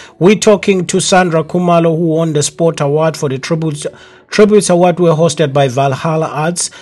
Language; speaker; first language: English; non-native, local second language; Zulu